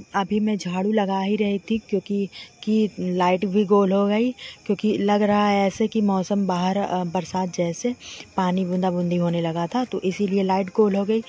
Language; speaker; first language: Hindi; native; Hindi